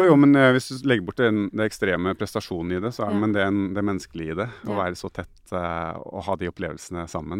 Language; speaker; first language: Norwegian; native; Norwegian